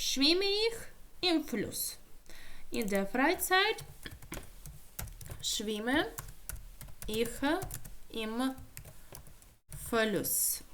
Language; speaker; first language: German; non-native, fluent; Ukrainian